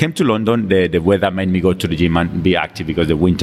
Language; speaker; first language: English; non-native, fluent; Spanish